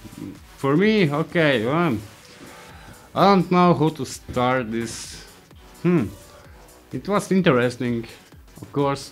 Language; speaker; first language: English; non-native, learner; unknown